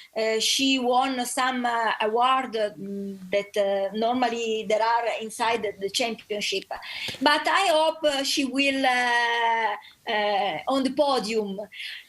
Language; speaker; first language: English; non-native, learner; Italian